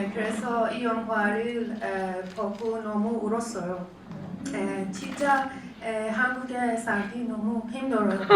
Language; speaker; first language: Korean; non-native, learner; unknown